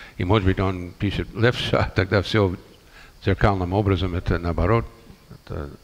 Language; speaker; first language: Russian; non-native, fluent; English